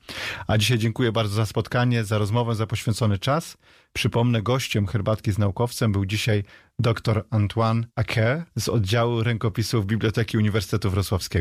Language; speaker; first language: Polish; native; Polish